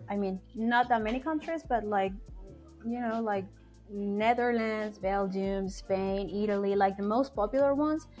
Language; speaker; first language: English; non-native, fluent; Spanish